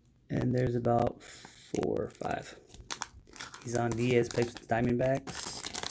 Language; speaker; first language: English; native; English